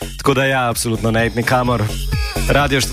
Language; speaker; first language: Slovenian; native; Slovenian